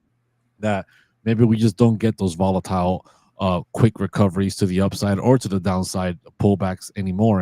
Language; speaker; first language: English; native; English